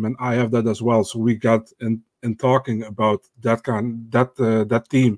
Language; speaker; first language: English; non-native, fluent; Dutch